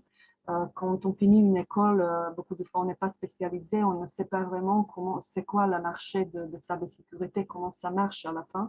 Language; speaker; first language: French; non-native, fluent; Croatian